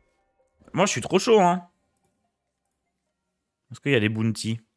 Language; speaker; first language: French; native; French